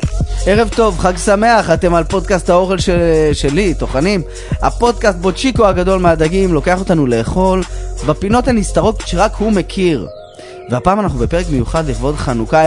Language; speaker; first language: Hebrew; native; Hebrew